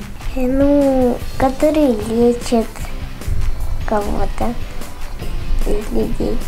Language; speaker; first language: Russian; native; Russian